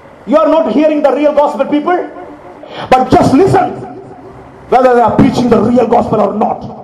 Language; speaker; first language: English; non-native, local second language; Malayalam